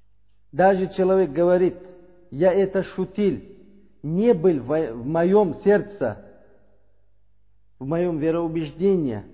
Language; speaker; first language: Russian; non-native, learner; Uzbek